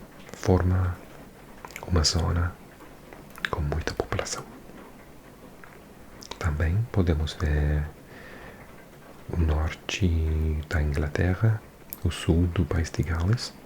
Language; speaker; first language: Portuguese; non-native, learner; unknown